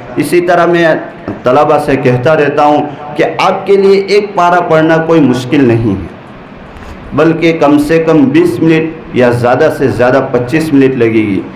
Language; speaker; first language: Urdu; non-native, local second language; Gujarati